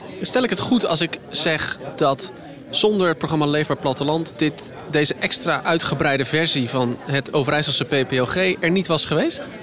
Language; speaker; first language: Dutch; native; Dutch